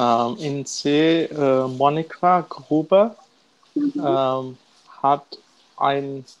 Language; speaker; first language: German; non-native, learner; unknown